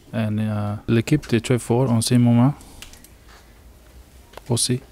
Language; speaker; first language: French; non-native, learner; English